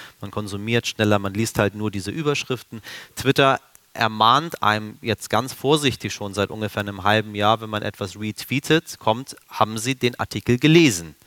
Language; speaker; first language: German; early bilingual, other home language; Persian